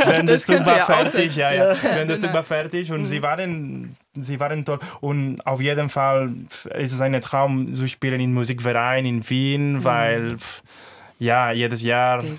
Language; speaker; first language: German; non-native, fluent; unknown